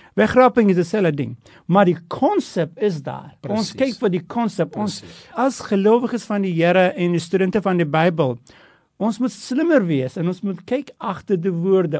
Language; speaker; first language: Afrikaans; non-native, fluent; Turkish